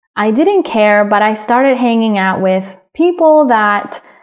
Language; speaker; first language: English; early bilingual, other home language; Spanish